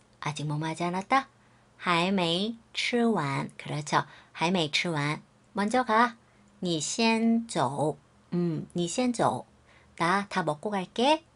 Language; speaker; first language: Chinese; non-native, fluent; Korean